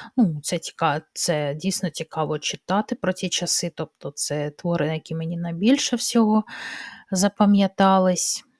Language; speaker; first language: Ukrainian; non-native, local second language; Russian